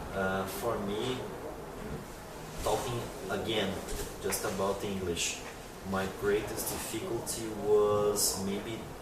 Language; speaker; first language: English; non-native, fluent; Portuguese